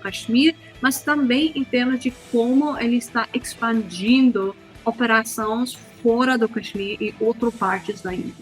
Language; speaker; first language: Portuguese; non-native, fluent; Hindi